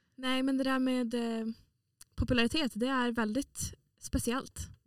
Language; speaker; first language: Swedish; native; Swedish